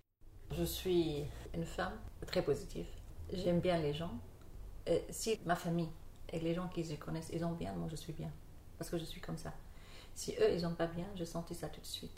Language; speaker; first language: French; non-native, learner; Arabic